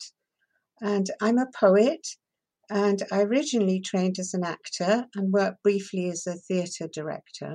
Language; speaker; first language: English; early bilingual, other home language; Persian